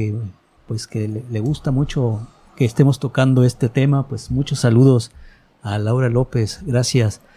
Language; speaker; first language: Spanish; native; Spanish